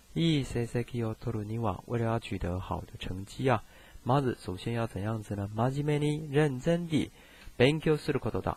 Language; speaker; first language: Japanese; non-native, fluent; Chinese